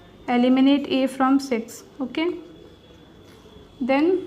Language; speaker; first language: English; non-native, local second language; Hindi